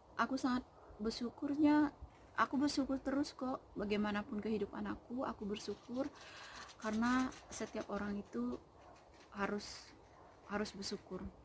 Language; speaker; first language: Indonesian; native; Indonesian